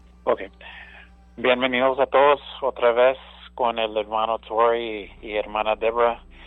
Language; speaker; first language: Spanish; early bilingual, heritage; English